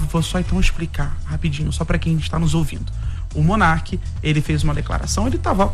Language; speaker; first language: Portuguese; native; Portuguese